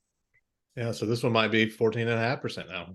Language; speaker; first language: English; native; English